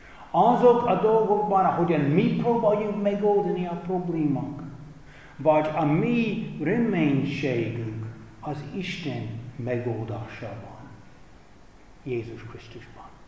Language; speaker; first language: Hungarian; non-native, fluent; English